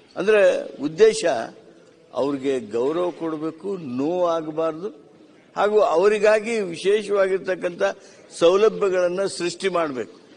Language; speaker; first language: Kannada; native; Kannada